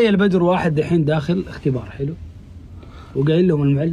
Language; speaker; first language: Arabic; native; Arabic